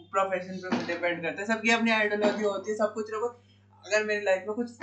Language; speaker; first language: Hindi; native; Hindi